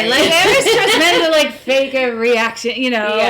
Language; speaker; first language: English; native; English